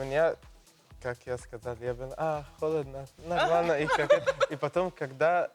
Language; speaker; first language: Russian; non-native, learner; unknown